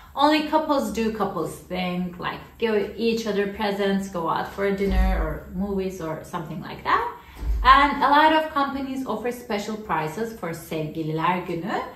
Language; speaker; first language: English; non-native, fluent; Turkish